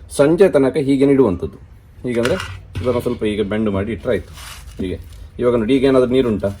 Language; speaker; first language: Kannada; non-native, local second language; Tulu